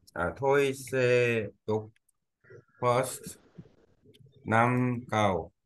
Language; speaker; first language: Vietnamese; non-native, learner; Korean